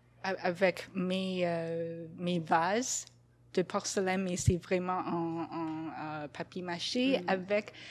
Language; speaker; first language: French; non-native, fluent; English